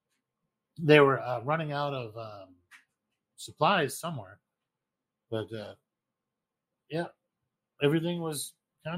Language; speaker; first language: English; native; English